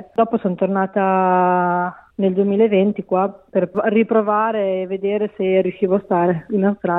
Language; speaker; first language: Italian; native; Italian